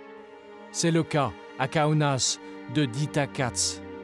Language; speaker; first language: French; native; French